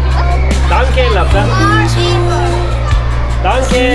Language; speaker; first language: German; non-native, learner; Tibetan